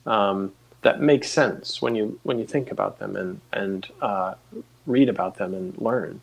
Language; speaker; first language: English; native; English